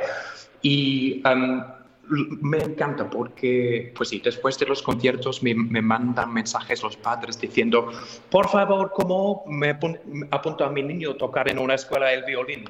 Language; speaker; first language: Spanish; non-native, fluent; English